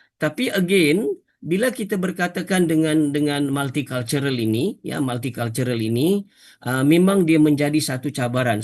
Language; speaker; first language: Malay; native; Malay